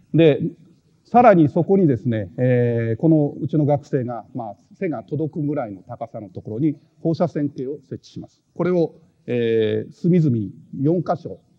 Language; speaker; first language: Japanese; native; Japanese